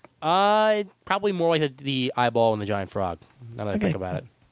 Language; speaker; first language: English; native; English